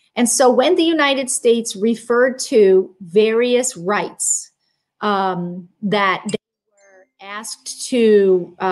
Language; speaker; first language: English; native; English